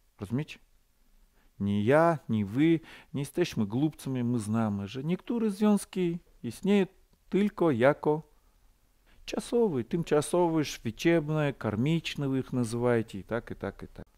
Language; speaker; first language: Polish; non-native, fluent; Ukrainian